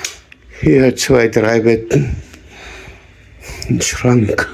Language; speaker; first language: German; non-native, learner; Persian